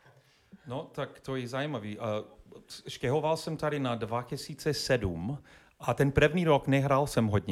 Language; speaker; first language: Czech; non-native, learner; English